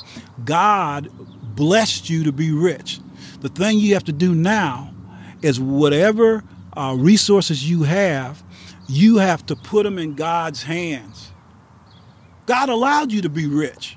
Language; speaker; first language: English; native; English